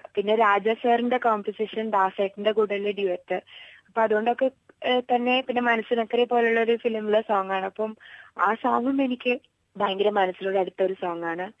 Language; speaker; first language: Malayalam; early bilingual, heritage; Malayalam